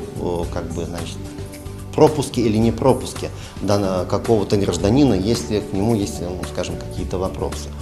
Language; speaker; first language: Russian; native; Russian